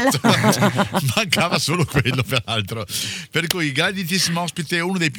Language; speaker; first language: Italian; native; Italian